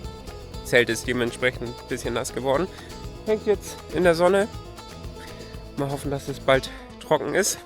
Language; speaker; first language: German; native; German